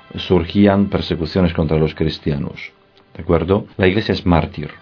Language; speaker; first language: Spanish; non-native, fluent; Polish